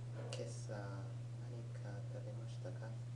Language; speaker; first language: Japanese; non-native, learner; English